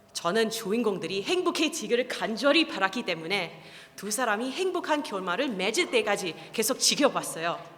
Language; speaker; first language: Korean; non-native, fluent; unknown